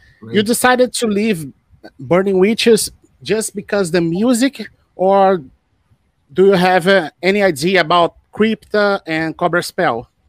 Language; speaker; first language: English; non-native, fluent; Portuguese